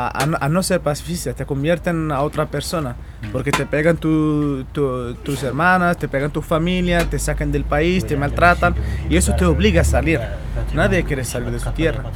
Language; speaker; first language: Spanish; non-native, local second language; Arabic